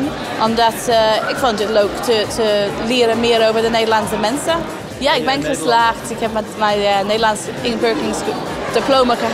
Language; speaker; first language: Dutch; non-native, learner; English